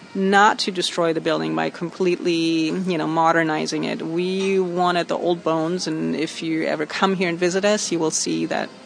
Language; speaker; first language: English; non-native, fluent; German